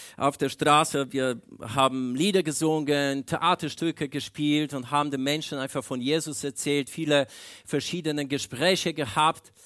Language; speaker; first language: German; non-native, fluent; Polish